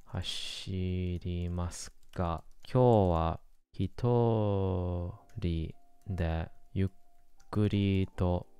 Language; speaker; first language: Japanese; non-native, learner; English